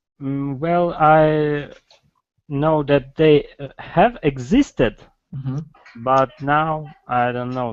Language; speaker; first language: English; non-native, fluent; Russian